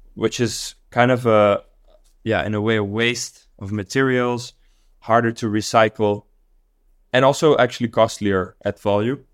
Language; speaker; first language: English; non-native, local second language; Dutch